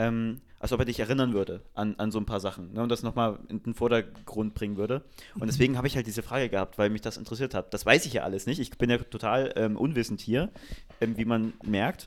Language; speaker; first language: German; native; German